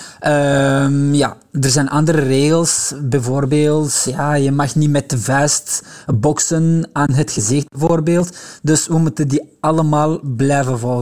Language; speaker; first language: Dutch; non-native, local second language; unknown